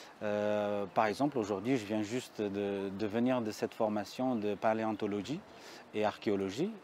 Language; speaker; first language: French; early bilingual, other home language; Amharic